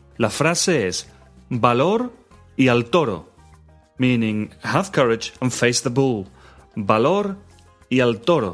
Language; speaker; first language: Spanish; native; Spanish